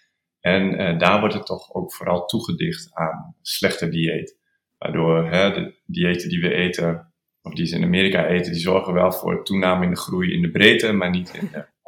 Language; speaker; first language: Dutch; native; Dutch